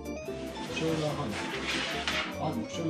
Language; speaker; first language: Japanese; native; Japanese